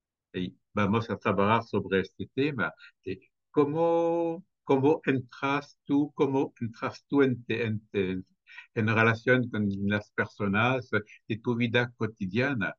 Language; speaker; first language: Spanish; non-native, fluent; French